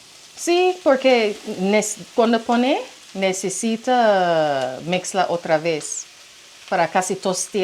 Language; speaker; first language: Spanish; non-native, learner; English